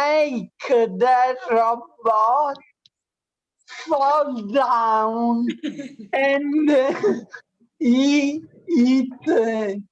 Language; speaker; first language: English; non-native, learner; Italian